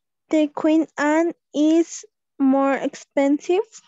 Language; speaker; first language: English; non-native, learner; Spanish